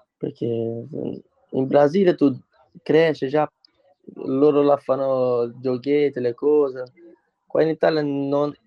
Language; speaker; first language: Italian; non-native, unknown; Portuguese